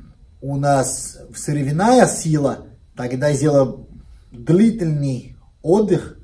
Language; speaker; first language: Russian; non-native, learner; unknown